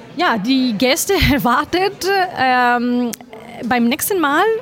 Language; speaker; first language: German; non-native, fluent; Greek